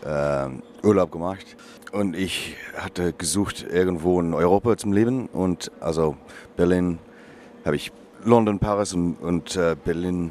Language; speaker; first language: German; non-native, learner; English